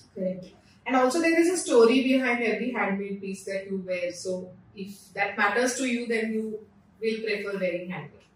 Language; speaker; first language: English; non-native, local second language; Marathi